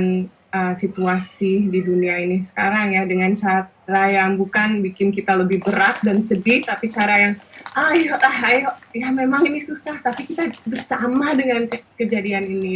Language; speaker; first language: Indonesian; non-native, local second language; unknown